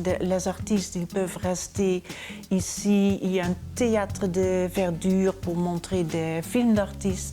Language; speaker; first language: French; non-native, fluent; Dutch